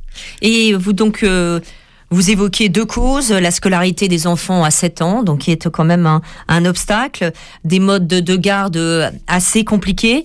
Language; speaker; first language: French; native; French